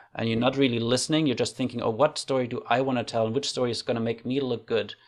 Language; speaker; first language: English; non-native, fluent; German